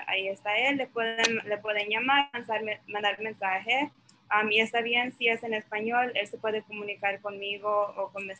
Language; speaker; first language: Spanish; early bilingual, other home language; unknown